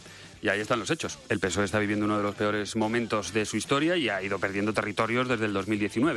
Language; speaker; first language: Spanish; native; Spanish